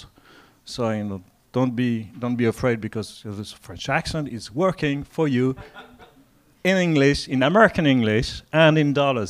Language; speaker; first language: English; non-native, fluent; French